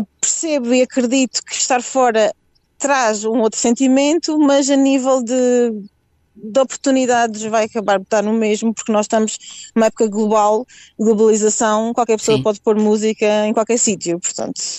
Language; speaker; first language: Portuguese; native; Portuguese